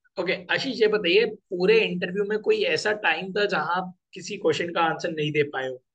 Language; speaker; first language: Hindi; native; Hindi